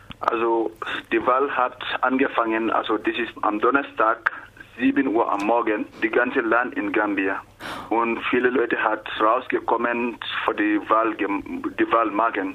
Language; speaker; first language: German; non-native, learner; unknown